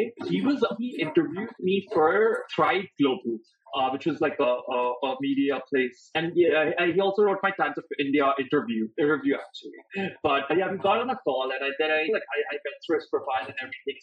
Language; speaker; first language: English; non-native, local second language; Hindi